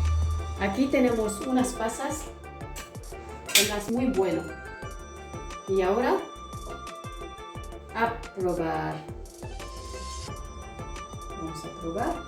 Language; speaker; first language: Spanish; non-native, fluent; Arabic